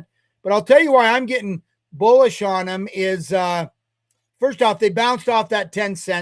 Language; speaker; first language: English; native; English